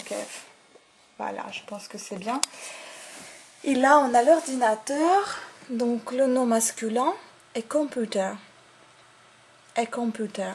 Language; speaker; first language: French; native; French